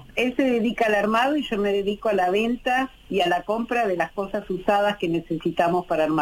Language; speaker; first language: Spanish; native; Spanish